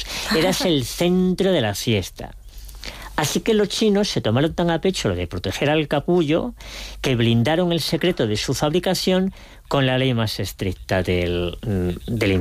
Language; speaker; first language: Spanish; native; Spanish